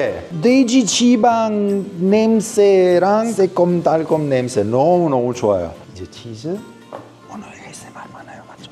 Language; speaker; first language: Korean; non-native, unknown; Italian